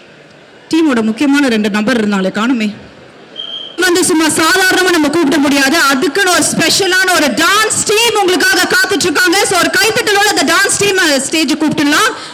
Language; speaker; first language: Tamil; native; Tamil